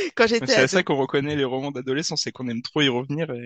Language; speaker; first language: French; native; French